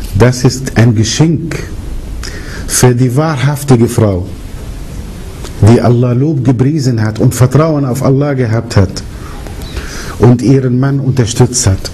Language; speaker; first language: German; early bilingual, other home language; Arabic